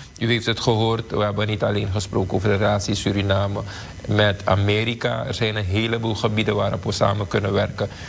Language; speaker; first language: Dutch; native; Dutch